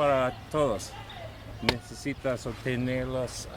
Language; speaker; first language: Spanish; non-native, learner; English